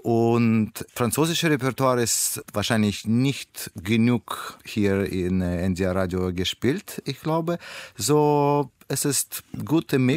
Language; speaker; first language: German; non-native, learner; Russian